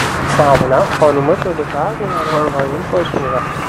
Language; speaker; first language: Persian; native; Persian